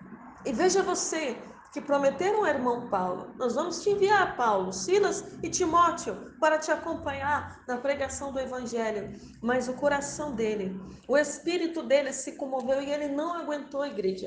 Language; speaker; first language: Portuguese; native; Portuguese